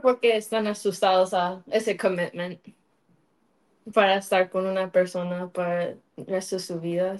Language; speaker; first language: Spanish; early bilingual, heritage; Spanish